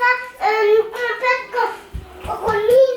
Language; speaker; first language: French; native; French